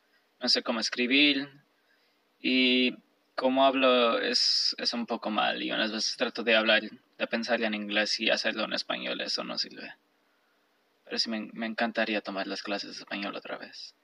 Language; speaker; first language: Spanish; early bilingual, heritage; Spanish